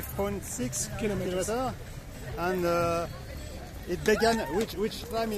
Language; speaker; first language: English; non-native, learner; French